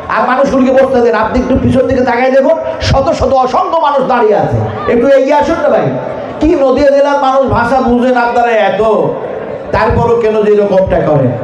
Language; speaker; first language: Bangla; non-native, local second language; Urdu